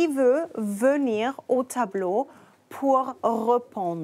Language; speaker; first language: French; non-native, fluent; English